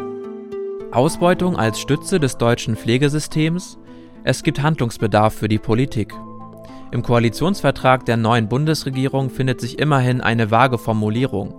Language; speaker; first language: German; native; German